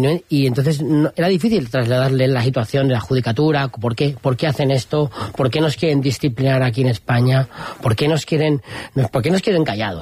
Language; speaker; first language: Spanish; native; Spanish